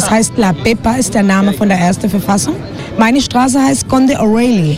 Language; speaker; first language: German; non-native, fluent; Spanish